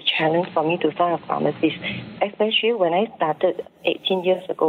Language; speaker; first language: English; non-native, local second language; Min Nan Chinese